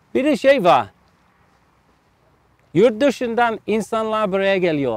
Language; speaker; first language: Turkish; non-native, learner; English